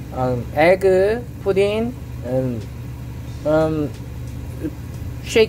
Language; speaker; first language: English; non-native, learner; Korean